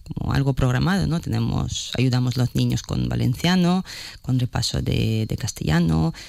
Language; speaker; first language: Spanish; non-native, fluent; Ukrainian